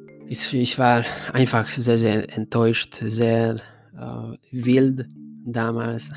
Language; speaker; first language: German; non-native, fluent; Hungarian